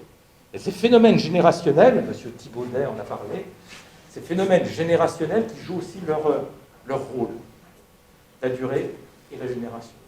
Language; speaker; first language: French; native; French